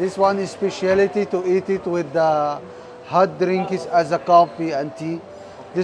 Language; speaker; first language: English; non-native, learner; Turkish